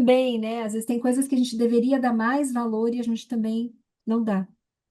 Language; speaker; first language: Portuguese; native; Portuguese